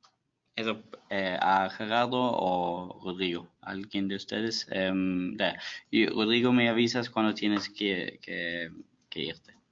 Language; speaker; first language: Spanish; non-native, fluent; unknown